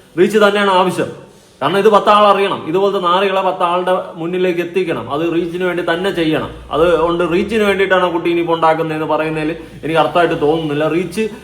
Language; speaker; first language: Malayalam; native; Malayalam